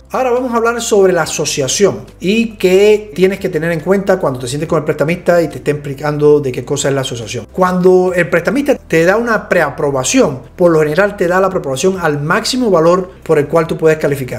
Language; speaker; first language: Spanish; native; Spanish